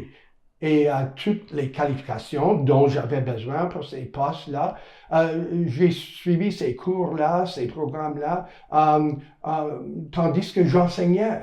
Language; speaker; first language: French; non-native, local second language; English